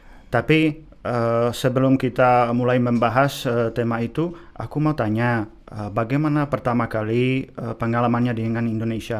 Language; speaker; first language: Indonesian; non-native, fluent; Czech